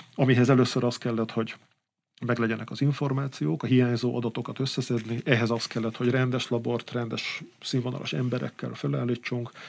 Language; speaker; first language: Hungarian; native; Hungarian